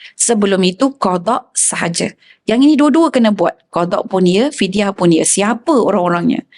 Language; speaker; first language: Malay; native; Malay